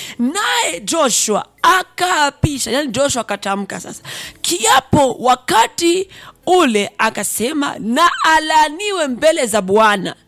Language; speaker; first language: Swahili; non-native, local second language; Rundi